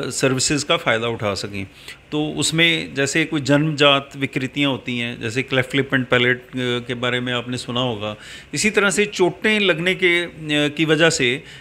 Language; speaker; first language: Hindi; native; Hindi